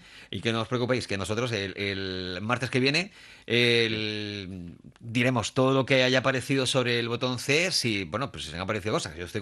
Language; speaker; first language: Spanish; native; Spanish